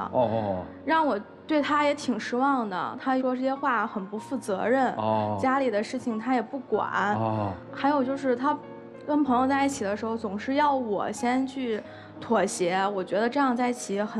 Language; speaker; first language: Chinese; native; Chinese